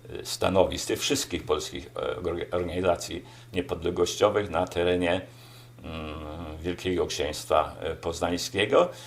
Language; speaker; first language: Polish; native; Polish